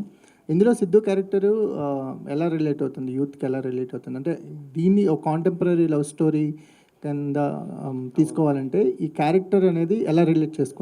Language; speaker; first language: Telugu; native; Telugu